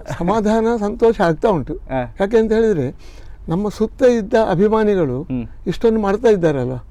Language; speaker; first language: Kannada; non-native, local second language; Tulu